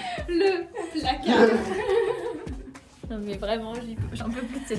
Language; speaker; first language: French; native; French